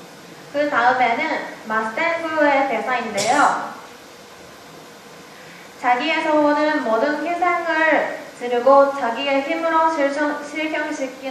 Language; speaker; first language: Korean; non-native, learner; Japanese